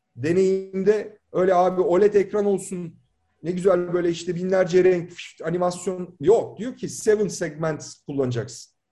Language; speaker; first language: Turkish; native; Turkish